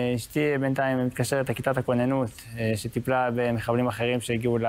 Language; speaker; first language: Hebrew; native; Hebrew